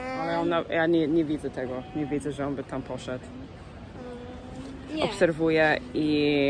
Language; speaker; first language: Polish; non-native, fluent; English